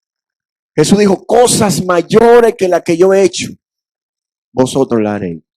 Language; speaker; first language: Spanish; native; Spanish